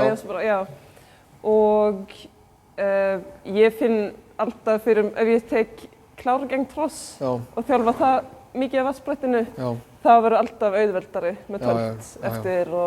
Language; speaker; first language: Icelandic; non-native, fluent; Swedish